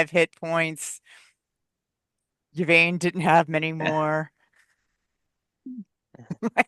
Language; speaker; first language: English; native; English